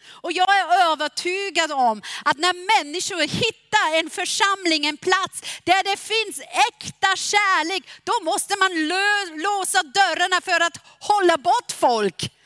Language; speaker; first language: Swedish; non-native, fluent; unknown